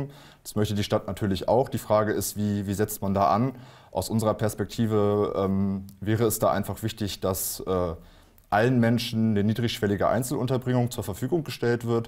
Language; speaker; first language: German; native; German